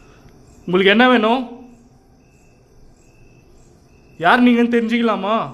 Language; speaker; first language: Tamil; native; Tamil